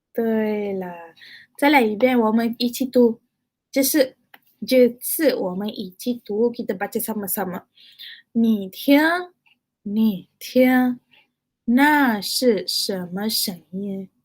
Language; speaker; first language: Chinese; non-native, fluent; Malay